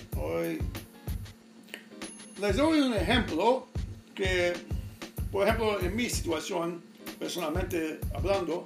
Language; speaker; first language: Spanish; non-native, fluent; English